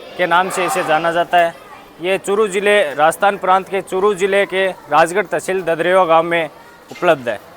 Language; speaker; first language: Hindi; native; Hindi